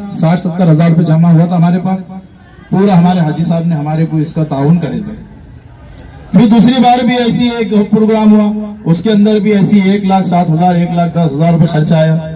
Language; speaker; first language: Hindi; native; Hindi